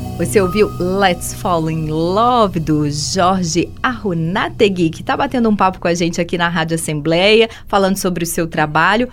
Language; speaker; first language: Portuguese; native; Portuguese